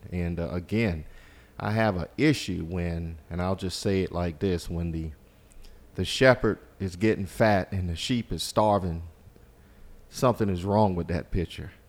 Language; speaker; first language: English; native; English